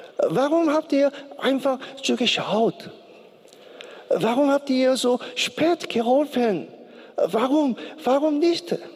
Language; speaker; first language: German; non-native, learner; Korean